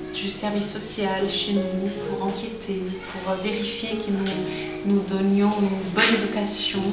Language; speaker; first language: French; non-native, fluent; Portuguese